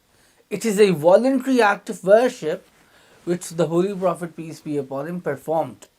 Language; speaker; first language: English; non-native, local second language; Urdu